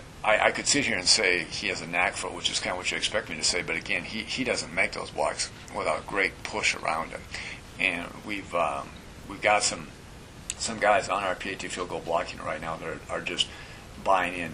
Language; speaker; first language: English; native; English